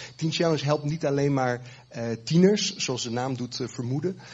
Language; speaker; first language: Dutch; early bilingual, heritage; Dutch